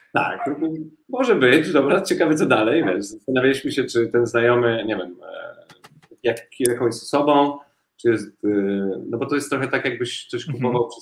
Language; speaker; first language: Polish; native; Polish